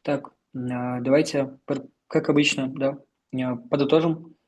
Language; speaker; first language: Russian; non-native, local second language; Kazakh